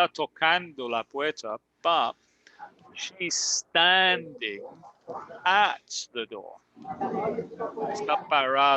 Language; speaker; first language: Spanish; non-native, learner; English